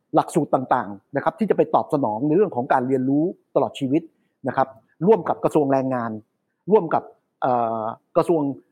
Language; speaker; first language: Thai; native; Thai